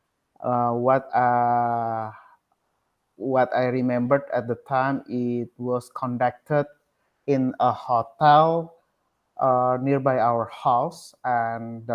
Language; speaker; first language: English; non-native, learner; Indonesian